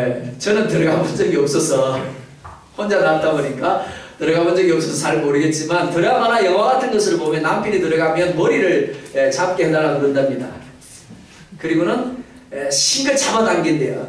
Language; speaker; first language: Korean; native; Korean